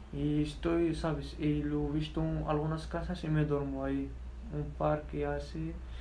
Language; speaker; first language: Spanish; non-native, learner; Berber languages